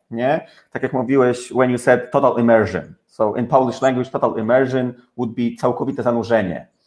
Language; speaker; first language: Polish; native; Polish